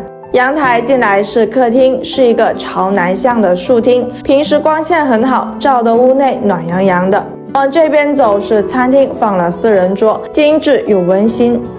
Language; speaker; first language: Chinese; native; Chinese